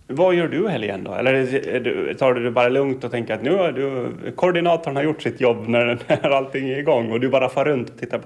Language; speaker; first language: Swedish; native; Swedish